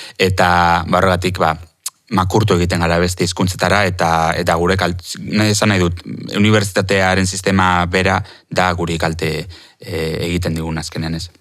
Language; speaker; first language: Basque; native; Basque